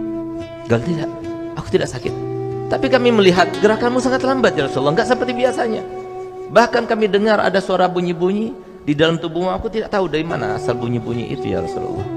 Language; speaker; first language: Indonesian; native; Indonesian